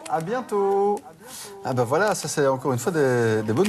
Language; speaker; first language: French; native; French